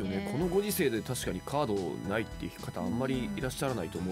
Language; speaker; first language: Japanese; native; Japanese